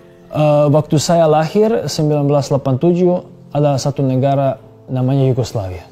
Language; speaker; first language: Indonesian; non-native, fluent; Serbian